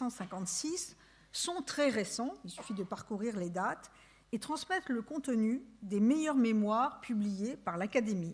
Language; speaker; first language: French; native; French